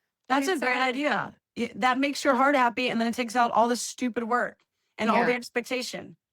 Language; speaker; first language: English; native; English